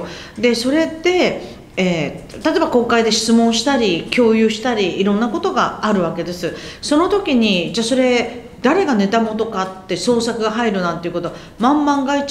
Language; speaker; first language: Japanese; native; Japanese